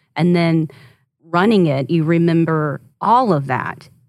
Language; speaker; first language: English; native; English